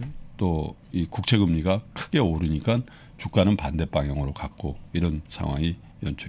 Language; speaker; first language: Korean; native; Korean